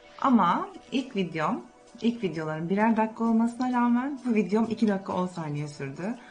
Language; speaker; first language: Turkish; native; Turkish